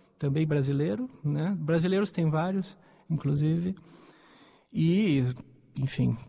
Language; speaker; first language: Portuguese; native; Portuguese